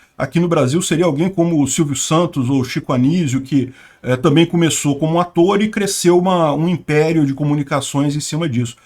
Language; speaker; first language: Portuguese; native; Portuguese